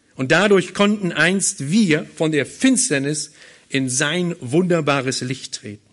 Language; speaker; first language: German; native; German